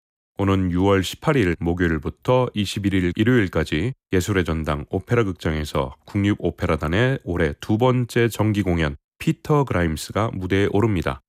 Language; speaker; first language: Korean; native; Korean